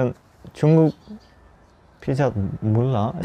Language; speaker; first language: Korean; non-native, learner; Italian